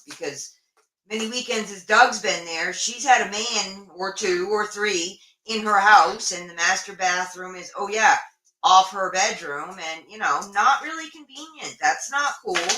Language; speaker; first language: English; native; English